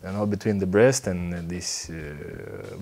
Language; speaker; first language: English; non-native, learner; Belarusian